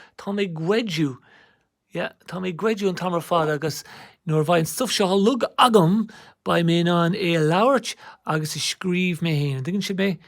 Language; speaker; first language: Irish; native; Irish